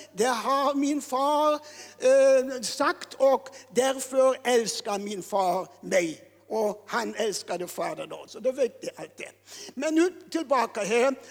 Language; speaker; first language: Swedish; non-native, fluent; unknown